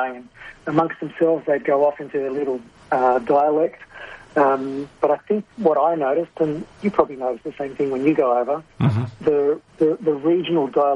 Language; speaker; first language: English; non-native, local second language; Italian